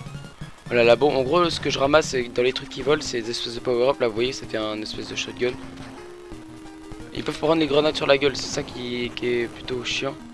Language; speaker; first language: French; native; French